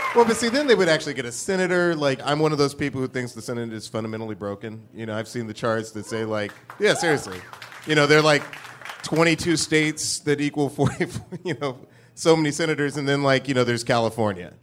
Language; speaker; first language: English; native; English